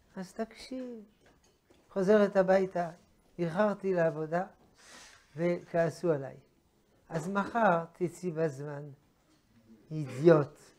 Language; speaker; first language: Hebrew; non-native, fluent; French